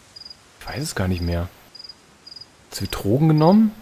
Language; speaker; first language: German; native; German